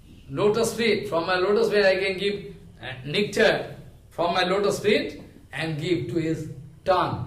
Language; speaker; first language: English; non-native, local second language; Bangla